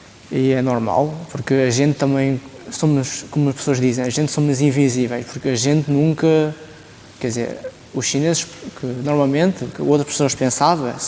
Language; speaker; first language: Portuguese; early bilingual, other home language; Chinese